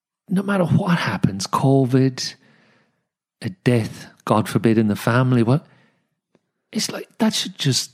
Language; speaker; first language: English; native; English